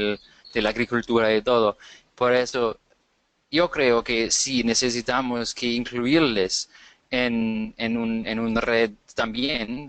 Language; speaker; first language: Spanish; non-native, fluent; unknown